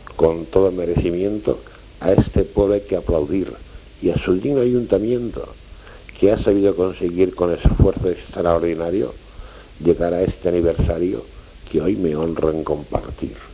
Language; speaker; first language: Spanish; non-native, local second language; Catalan